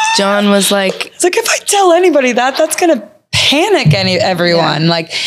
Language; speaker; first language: English; native; English